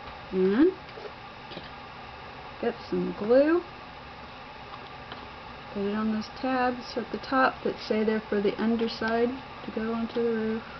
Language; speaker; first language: English; native; English